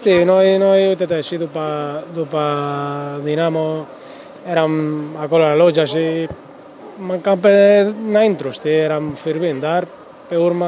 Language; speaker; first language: Romanian; non-native, fluent; Spanish